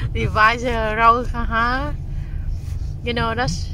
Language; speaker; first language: German; non-native, learner; Vietnamese